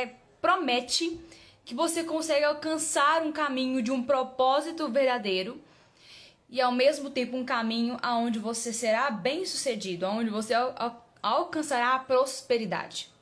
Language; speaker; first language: Portuguese; native; Portuguese